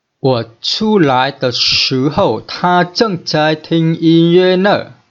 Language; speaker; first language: Chinese; non-native, fluent; Vietnamese